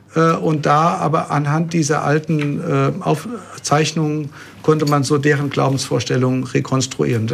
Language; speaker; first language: German; native; German